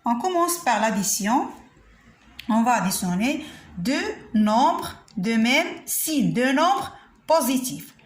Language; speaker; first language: French; non-native, local second language; Arabic